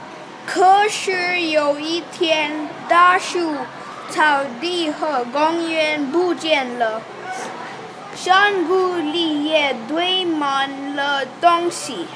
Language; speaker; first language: Chinese; non-native, learner; English